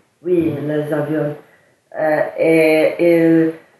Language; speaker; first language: French; non-native, learner; English